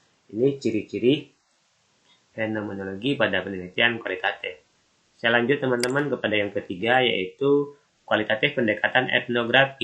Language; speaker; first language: Indonesian; native; Indonesian